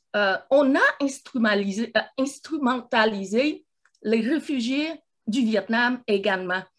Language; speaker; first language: French; non-native, fluent; Vietnamese